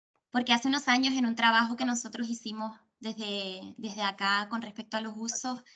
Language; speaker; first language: Spanish; native; Spanish